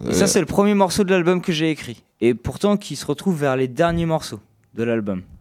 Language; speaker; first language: French; native; French